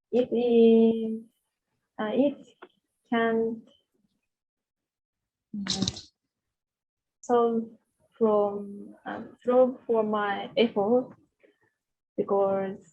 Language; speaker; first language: English; non-native, learner; Japanese